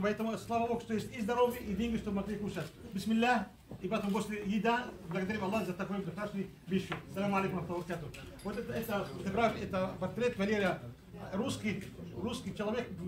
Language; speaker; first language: Russian; non-native, fluent; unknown